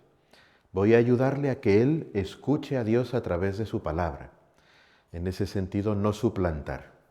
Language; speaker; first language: Spanish; native; Spanish